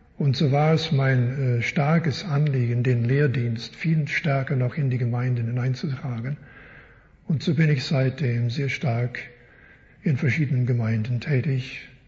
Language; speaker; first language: German; early bilingual, heritage; German